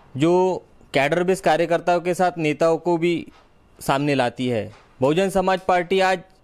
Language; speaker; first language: Hindi; non-native, local second language; Marathi